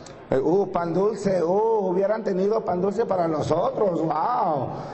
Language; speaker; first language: Spanish; early bilingual, heritage; Spanish